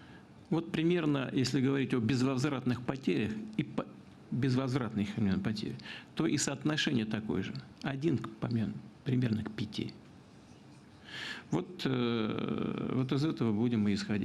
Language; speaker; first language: Russian; native; Russian